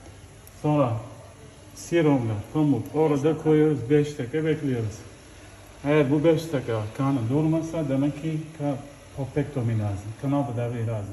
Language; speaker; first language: Turkish; non-native, fluent; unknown